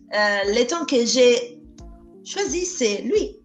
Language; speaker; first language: French; non-native, fluent; Italian